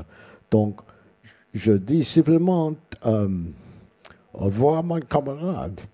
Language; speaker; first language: French; non-native, learner; English